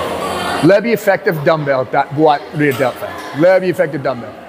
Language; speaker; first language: Indonesian; non-native, learner; English